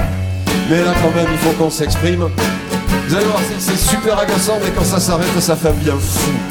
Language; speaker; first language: French; native; French